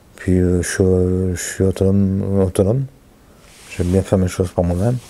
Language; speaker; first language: French; native; French